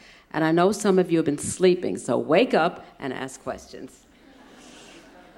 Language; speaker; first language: English; early bilingual, other home language; German